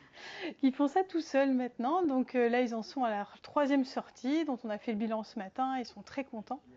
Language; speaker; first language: French; native; French